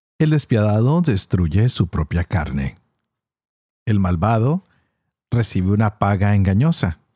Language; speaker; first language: Spanish; native; Spanish